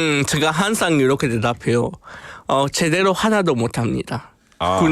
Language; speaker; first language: Korean; non-native, fluent; Spanish